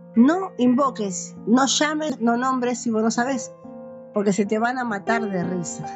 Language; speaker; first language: Spanish; native; Spanish